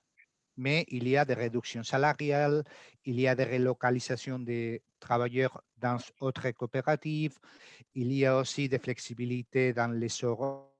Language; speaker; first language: French; non-native, learner; Spanish